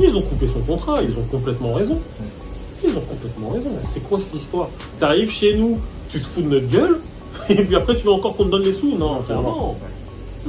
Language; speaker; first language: French; native; French